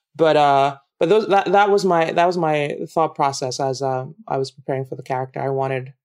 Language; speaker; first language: English; non-native, local second language; Yoruba